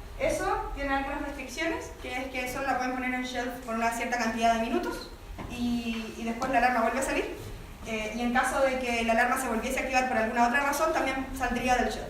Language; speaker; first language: Spanish; native; Spanish